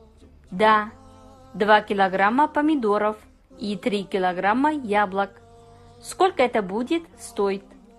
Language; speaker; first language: Russian; non-native, fluent; Kazakh